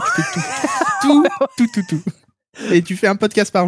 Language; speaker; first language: French; native; French